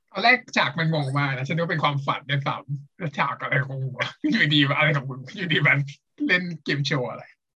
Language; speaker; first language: Thai; native; Thai